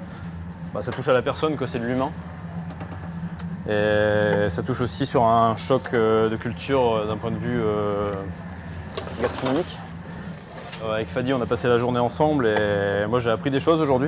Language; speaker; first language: French; native; French